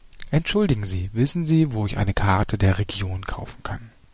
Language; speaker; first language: German; native; German